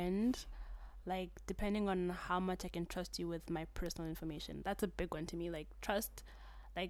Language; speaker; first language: English; native; English